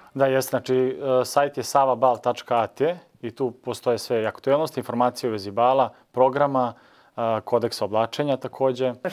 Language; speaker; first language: Bosnian; early bilingual, other home language; Serbian